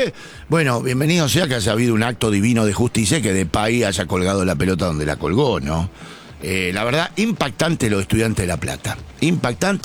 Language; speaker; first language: Spanish; native; Spanish